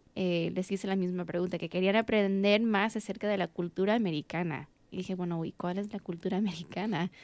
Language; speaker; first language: Spanish; early bilingual, heritage; Spanish